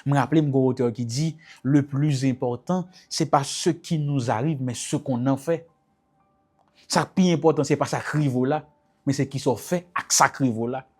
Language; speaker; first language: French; non-native, local second language; Haitian Creole